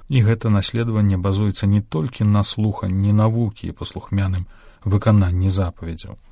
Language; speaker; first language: Belarusian; native; Belarusian